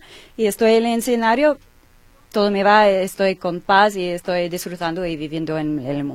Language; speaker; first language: Spanish; non-native, learner; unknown